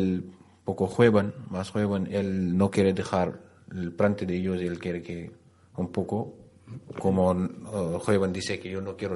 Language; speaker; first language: Spanish; non-native, learner; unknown